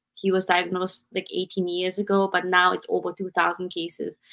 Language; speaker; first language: English; non-native, fluent; Japanese